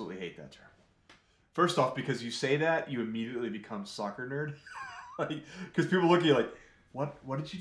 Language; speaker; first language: English; native; English